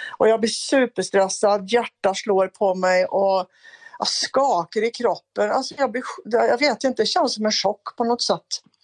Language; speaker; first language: Swedish; native; Swedish